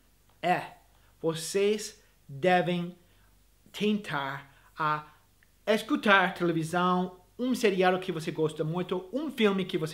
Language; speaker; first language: Portuguese; non-native, fluent; English